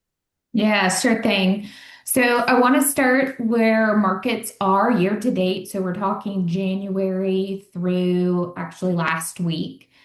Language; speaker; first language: English; native; English